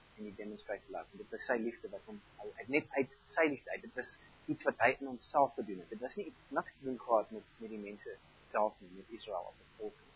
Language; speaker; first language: Afrikaans; non-native, fluent; German